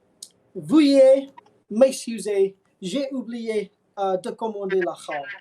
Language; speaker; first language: French; non-native, learner; English